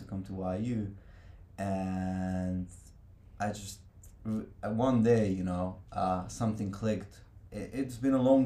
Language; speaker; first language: English; non-native, fluent; Hungarian